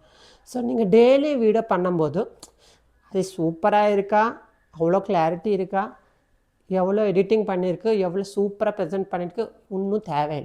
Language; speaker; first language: Tamil; non-native, local second language; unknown